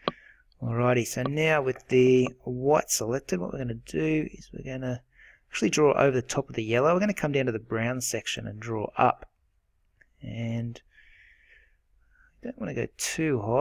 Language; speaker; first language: English; native; English